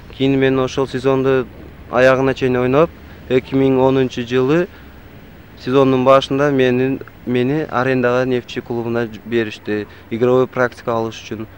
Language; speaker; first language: Kyrgyz; non-native, local second language; Tajik